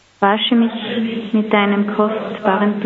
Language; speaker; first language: German; native; German